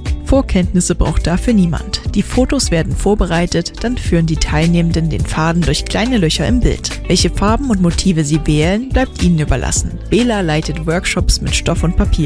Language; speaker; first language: German; native; German